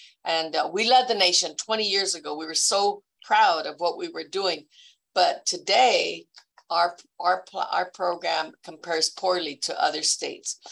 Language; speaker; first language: English; early bilingual, other home language; Spanish